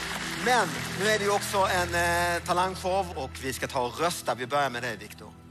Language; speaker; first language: Swedish; native; Swedish